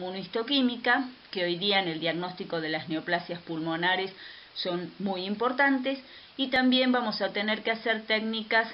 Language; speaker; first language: Spanish; native; Spanish